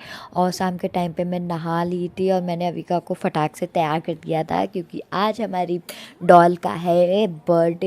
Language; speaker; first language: Hindi; native; Hindi